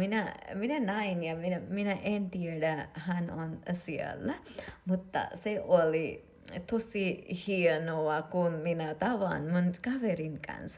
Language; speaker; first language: Finnish; non-native, learner; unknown